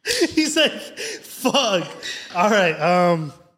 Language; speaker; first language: English; early bilingual, other home language; Spanish